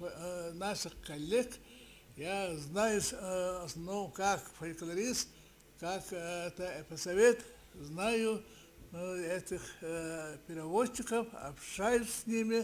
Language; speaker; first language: Russian; non-native, local second language; Yakut